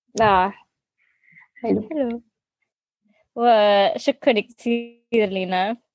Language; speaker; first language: Arabic; non-native, learner; English